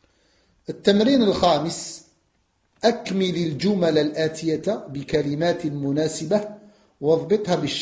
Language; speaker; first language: Arabic; non-native, fluent; French